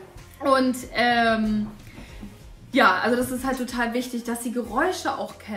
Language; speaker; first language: German; native; German